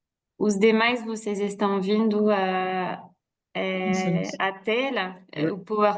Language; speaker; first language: Portuguese; non-native, fluent; French